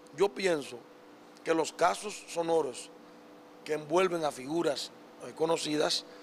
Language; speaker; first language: Spanish; native; Spanish